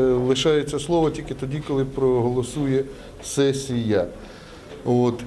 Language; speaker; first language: Ukrainian; non-native, local second language; Russian